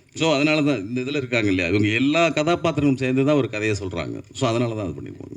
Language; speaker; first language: Tamil; native; Tamil